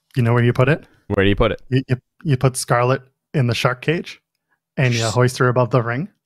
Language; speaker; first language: English; native; English